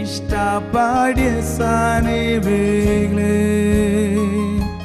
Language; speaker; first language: German; non-native, learner; Malayalam